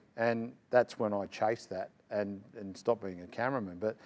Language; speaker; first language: English; native; English